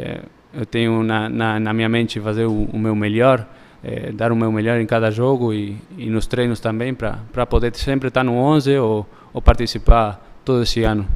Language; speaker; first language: Portuguese; early bilingual, heritage; Spanish